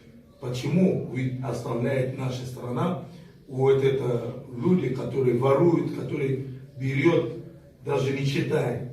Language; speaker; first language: Russian; non-native, fluent; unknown